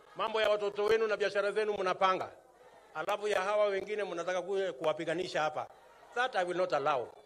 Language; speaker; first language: Swahili; non-native, local second language; Kalenjin